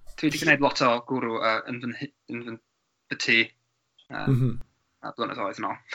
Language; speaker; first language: Welsh; non-native, learner; English